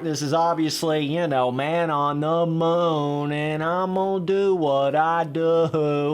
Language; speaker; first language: English; native; English